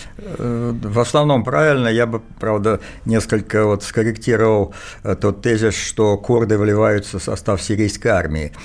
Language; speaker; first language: Russian; native; Russian